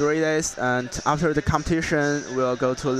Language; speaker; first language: English; non-native, learner; Chinese